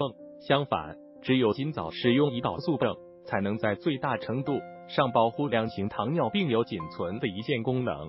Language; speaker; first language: Chinese; native; Chinese